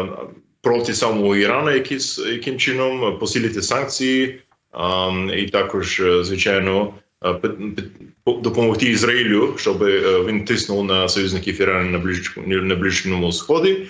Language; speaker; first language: Ukrainian; non-native, fluent; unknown